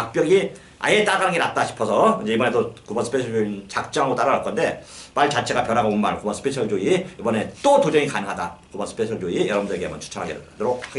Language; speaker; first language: Korean; native; Korean